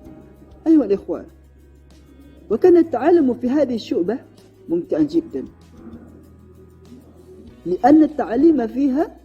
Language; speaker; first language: Arabic; non-native, learner; Indonesian